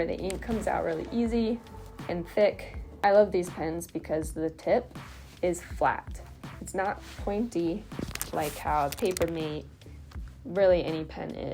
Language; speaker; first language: English; native; English